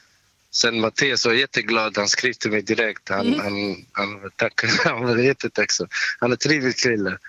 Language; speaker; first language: Swedish; non-native, learner; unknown